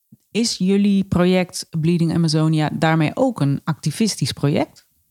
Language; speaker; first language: Dutch; native; Dutch